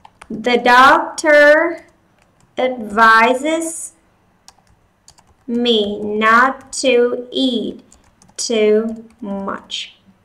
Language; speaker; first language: English; non-native, fluent; Vietnamese